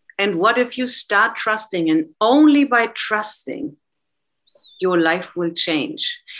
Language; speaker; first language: English; non-native, fluent; German